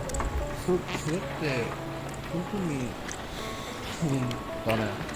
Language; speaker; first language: Japanese; non-native, learner; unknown